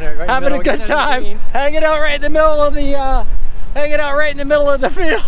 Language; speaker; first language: English; native; English